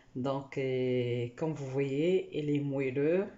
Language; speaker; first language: French; non-native, local second language; Arabic